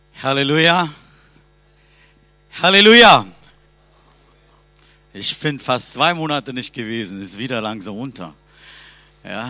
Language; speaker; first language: German; non-native, learner; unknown